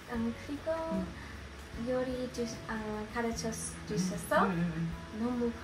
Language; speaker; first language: Korean; non-native, learner; English